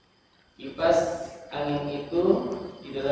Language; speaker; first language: Indonesian; native; Indonesian